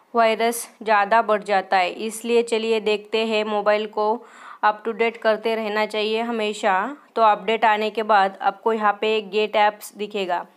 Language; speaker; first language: Hindi; non-native, local second language; Marathi